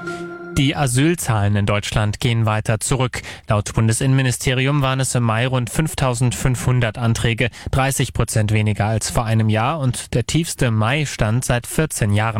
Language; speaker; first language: German; native; German